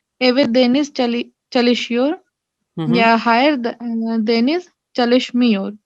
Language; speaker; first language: Turkish; non-native, learner; Urdu